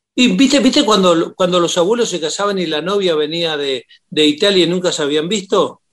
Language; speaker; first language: Spanish; native; Spanish